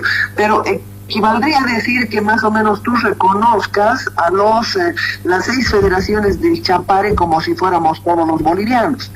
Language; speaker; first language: Spanish; native; Spanish